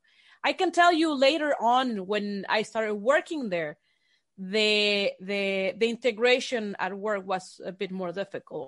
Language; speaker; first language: English; non-native, fluent; Spanish